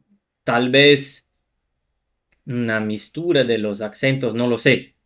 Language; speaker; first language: Spanish; non-native, fluent; Portuguese